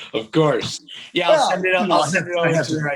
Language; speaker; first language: English; native; English